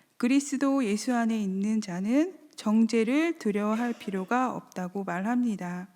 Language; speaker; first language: Korean; native; Korean